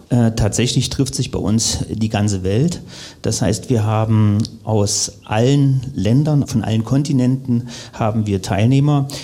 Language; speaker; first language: German; native; German